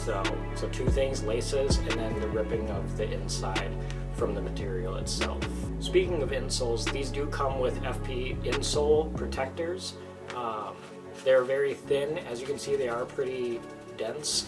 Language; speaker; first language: English; native; English